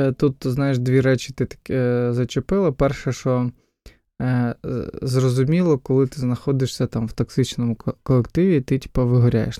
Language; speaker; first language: Ukrainian; non-native, local second language; Russian